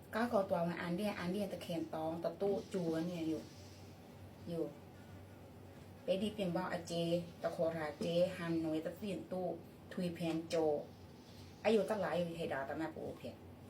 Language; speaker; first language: Burmese; non-native, local second language; Pa'o Karen